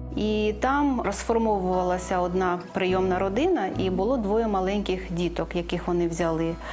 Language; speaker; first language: Ukrainian; native; Ukrainian